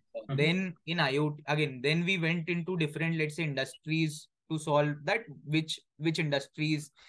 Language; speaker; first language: English; non-native, local second language; Hindi